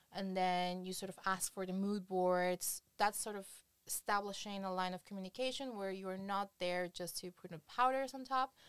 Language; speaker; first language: English; non-native, fluent; Spanish